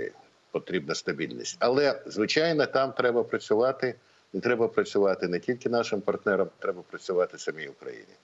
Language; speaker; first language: Ukrainian; native; Ukrainian